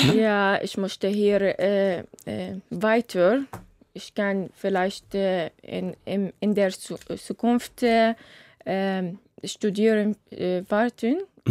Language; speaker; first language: German; non-native, learner; Arabic